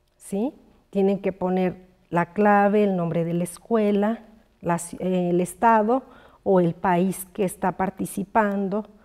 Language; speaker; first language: Spanish; native; Spanish